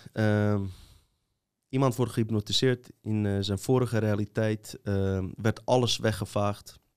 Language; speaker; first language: Dutch; native; Dutch